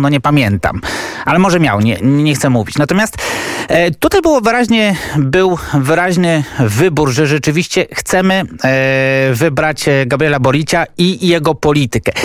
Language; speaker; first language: Polish; native; Polish